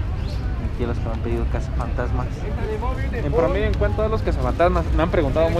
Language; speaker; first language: Spanish; native; Spanish